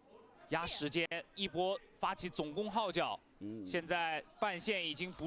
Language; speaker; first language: Chinese; native; Chinese